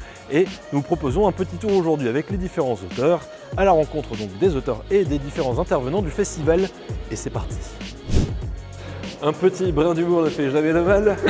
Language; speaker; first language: French; native; French